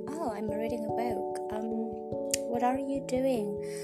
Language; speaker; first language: English; non-native, fluent; Indonesian